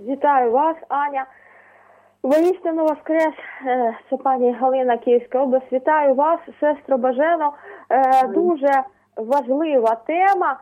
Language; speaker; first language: Ukrainian; native; Ukrainian